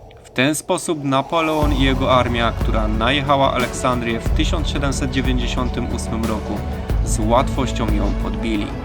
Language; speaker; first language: Polish; native; Polish